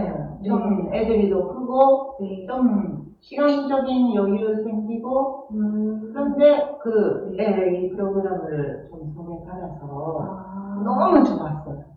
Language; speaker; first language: Korean; non-native, fluent; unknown